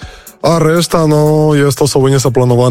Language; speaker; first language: Polish; non-native, fluent; Spanish